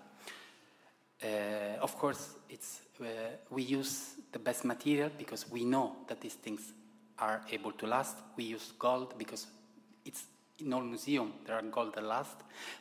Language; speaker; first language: English; non-native, fluent; Italian